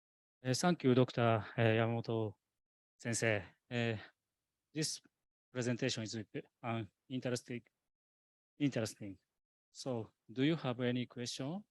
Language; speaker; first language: English; non-native, learner; Japanese